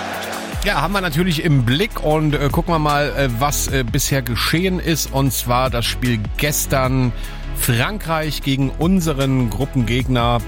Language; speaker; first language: German; native; German